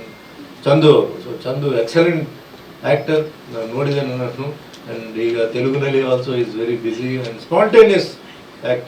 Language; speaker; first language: Kannada; early bilingual, other home language; Tulu